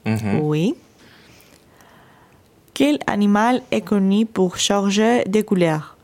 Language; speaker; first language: French; non-native, learner; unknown